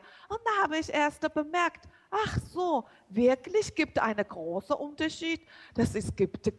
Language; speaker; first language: German; non-native, learner; Chinese